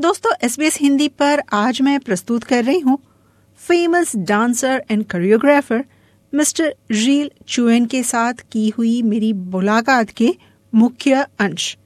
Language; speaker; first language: Hindi; native; Hindi